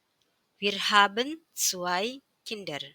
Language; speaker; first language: German; non-native, fluent; Indonesian